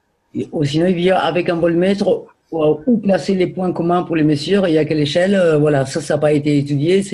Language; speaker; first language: French; native; French